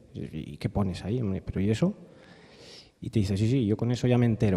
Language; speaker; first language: Spanish; native; Spanish